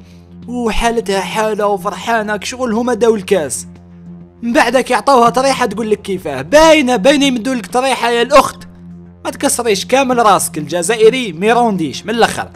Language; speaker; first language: Arabic; native; Arabic